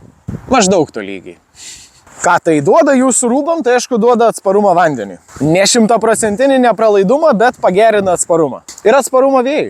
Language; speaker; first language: Lithuanian; native; Lithuanian